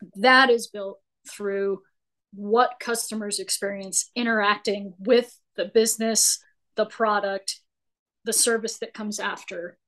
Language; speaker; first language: English; native; English